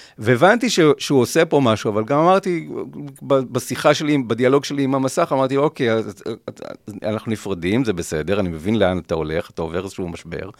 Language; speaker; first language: Hebrew; native; Hebrew